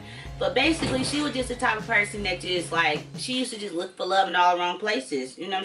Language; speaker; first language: English; native; English